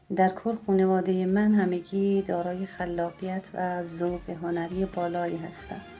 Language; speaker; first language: Persian; non-native, local second language; Central Kurdish